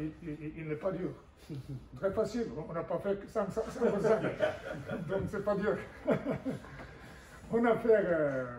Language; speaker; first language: French; non-native, fluent; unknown